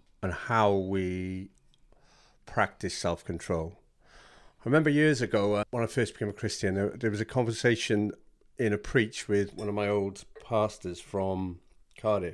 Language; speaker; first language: English; native; English